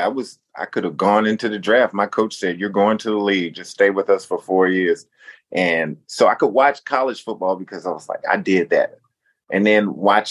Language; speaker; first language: English; native; English